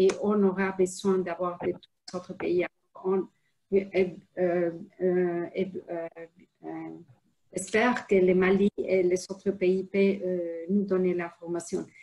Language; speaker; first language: French; non-native, fluent; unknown